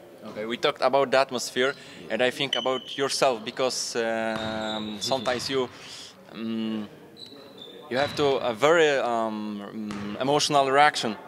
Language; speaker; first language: English; non-native, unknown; Polish